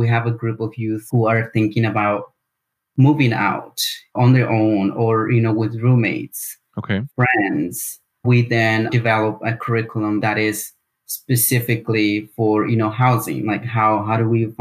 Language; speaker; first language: English; non-native, fluent; Spanish